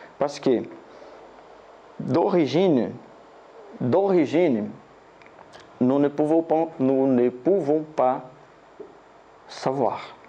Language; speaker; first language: French; non-native, learner; Portuguese